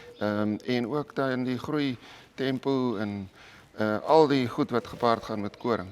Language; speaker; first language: Afrikaans; native; Afrikaans